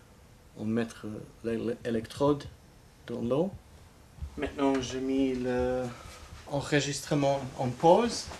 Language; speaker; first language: French; non-native, learner; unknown